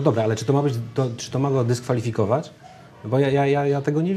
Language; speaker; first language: Polish; native; Polish